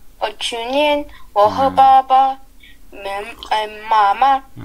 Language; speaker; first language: Chinese; non-native, learner; English